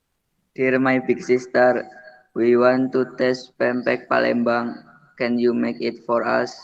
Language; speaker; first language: English; non-native, learner; Indonesian